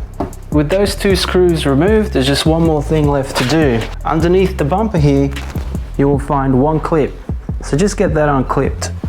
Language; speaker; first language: English; native; English